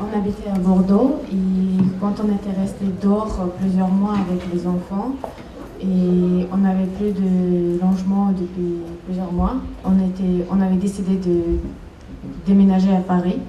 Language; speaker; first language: French; non-native, learner; Chechen